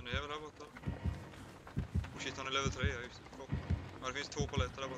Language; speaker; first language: Swedish; native; Swedish